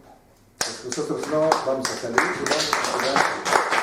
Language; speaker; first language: Spanish; non-native, fluent; Arabic